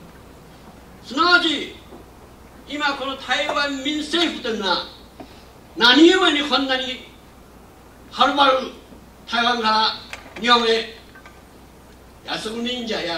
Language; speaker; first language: Japanese; non-native, local second language; Min Nan Chinese